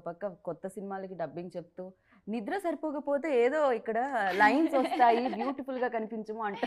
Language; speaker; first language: Telugu; native; Telugu